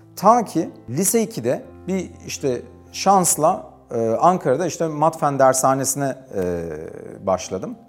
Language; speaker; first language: Turkish; native; Turkish